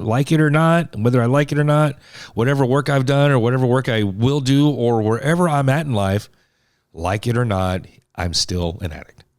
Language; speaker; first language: English; native; English